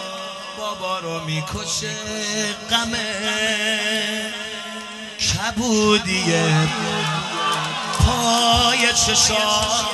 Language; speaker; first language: Persian; native; Persian